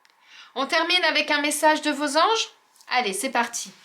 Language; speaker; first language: French; native; French